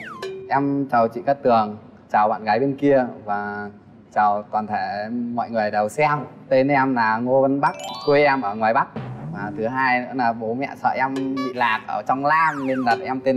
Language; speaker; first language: Vietnamese; native; Vietnamese